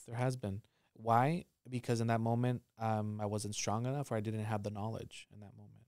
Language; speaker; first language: English; early bilingual, other home language; Spanish